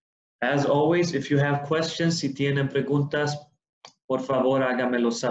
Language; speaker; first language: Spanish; non-native, fluent; Swedish